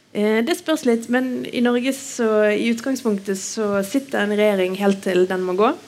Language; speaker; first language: Norwegian; native; Norwegian